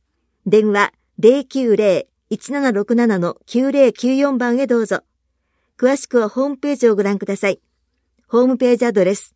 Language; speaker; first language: Japanese; native; Japanese